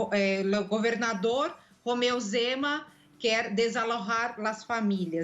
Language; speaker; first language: Portuguese; non-native, local second language; Spanish